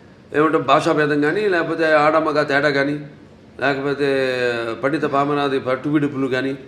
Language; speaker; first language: Telugu; native; Telugu